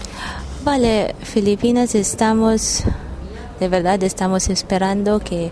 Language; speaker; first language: Spanish; non-native, learner; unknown